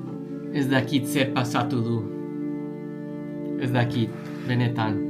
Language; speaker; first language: Basque; non-native, learner; English